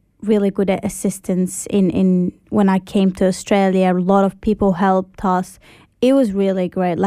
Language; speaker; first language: English; early bilingual, other home language; Arabic